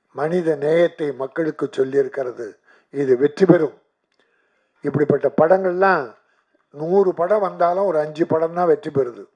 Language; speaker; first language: Tamil; native; Tamil